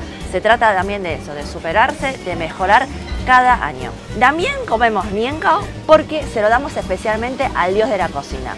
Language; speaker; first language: Spanish; early bilingual, other home language; Chinese